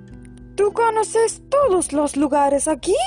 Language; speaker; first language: Spanish; non-native, learner; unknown